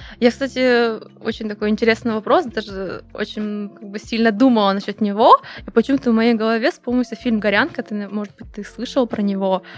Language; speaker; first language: Russian; non-native, local second language; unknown